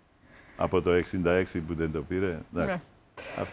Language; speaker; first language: Greek; non-native, fluent; Polish